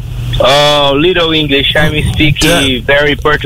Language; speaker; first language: English; non-native, learner; Portuguese